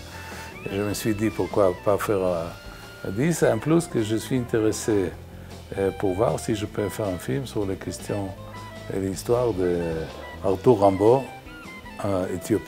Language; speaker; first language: French; non-native, fluent; Hebrew